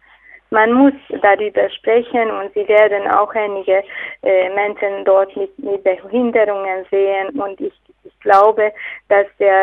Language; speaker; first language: German; non-native, fluent; Hungarian